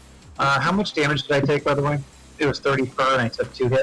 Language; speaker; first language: English; native; English